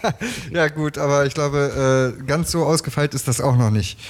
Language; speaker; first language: German; native; German